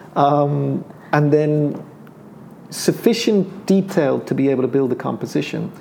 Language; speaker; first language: English; native; English